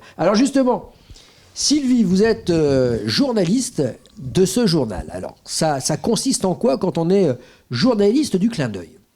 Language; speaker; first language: French; native; French